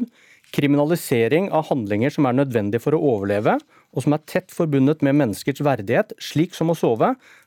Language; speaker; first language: Norwegian; native; Norwegian